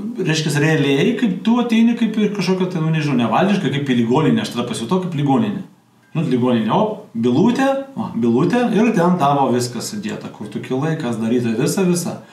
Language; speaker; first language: Lithuanian; non-native, local second language; Russian